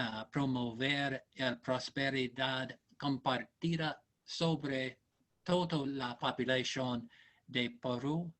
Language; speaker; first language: Spanish; non-native, learner; English